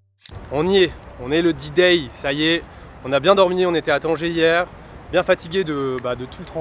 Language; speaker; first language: French; native; French